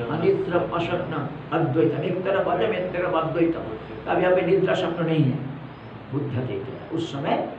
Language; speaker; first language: Hindi; non-native, local second language; Malayalam